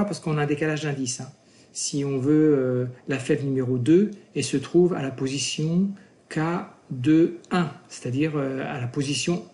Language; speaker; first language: French; native; French